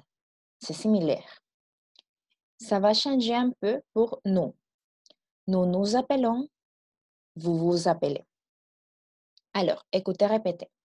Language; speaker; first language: French; non-native, fluent; Spanish